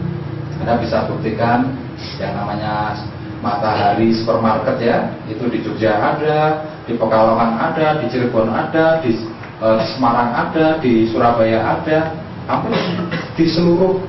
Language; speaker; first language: Indonesian; native; Indonesian